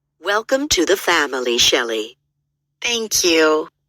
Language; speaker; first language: English; non-native, learner; Turkish